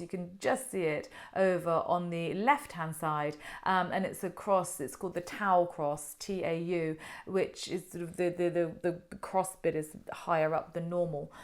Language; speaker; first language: English; native; English